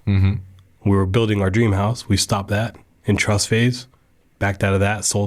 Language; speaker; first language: English; native; English